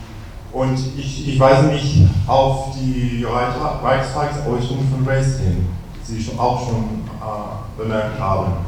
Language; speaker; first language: German; non-native, fluent; English